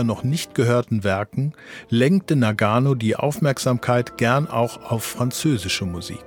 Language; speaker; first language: German; native; German